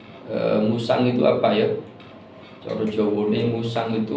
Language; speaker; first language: Indonesian; non-native, local second language; Javanese